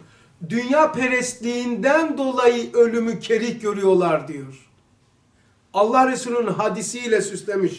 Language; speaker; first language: Turkish; native; Turkish